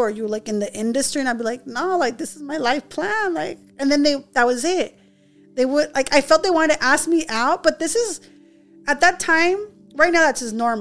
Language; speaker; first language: English; early bilingual, other home language; Spanish